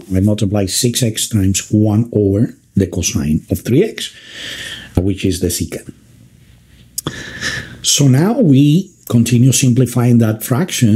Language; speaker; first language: English; non-native, fluent; Spanish